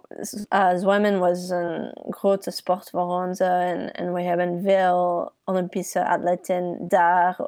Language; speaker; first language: Dutch; early bilingual, heritage; English